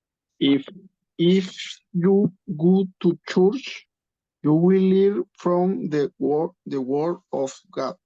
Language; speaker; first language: English; non-native, learner; Spanish